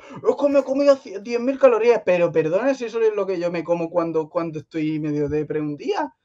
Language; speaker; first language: Spanish; native; Spanish